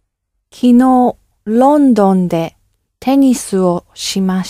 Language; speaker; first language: Japanese; non-native, learner; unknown